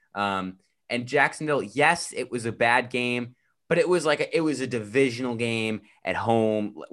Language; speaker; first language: English; native; English